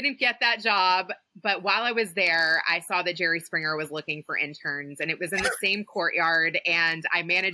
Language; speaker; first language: English; native; English